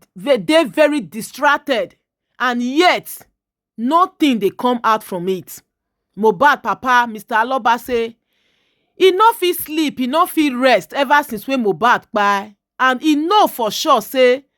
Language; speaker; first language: Nigerian Pidgin; native; Nigerian Pidgin